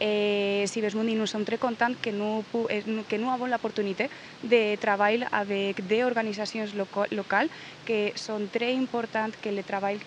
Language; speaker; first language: French; non-native, learner; Spanish